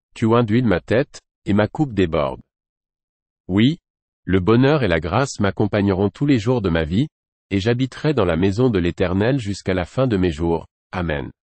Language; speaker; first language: French; non-native, local second language; Haitian Creole